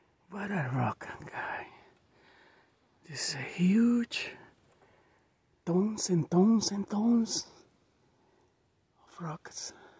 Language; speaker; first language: English; non-native, learner; Spanish